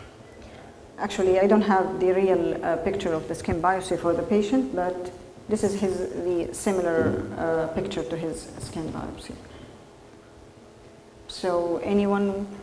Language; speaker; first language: English; non-native, fluent; Arabic